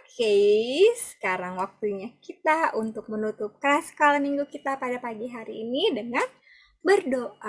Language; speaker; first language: Indonesian; native; Indonesian